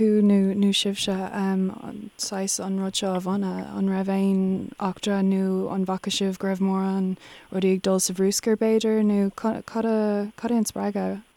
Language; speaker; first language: Irish; non-native, local second language; English